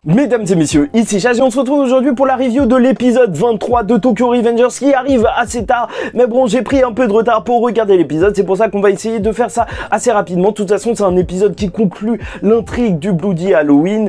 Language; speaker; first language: French; native; French